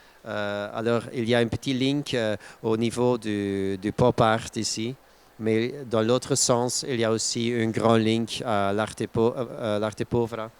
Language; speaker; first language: French; non-native, local second language; Dutch